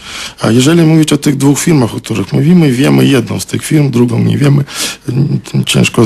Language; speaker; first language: Polish; non-native, fluent; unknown